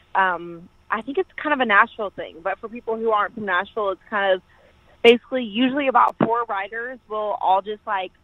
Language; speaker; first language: English; native; English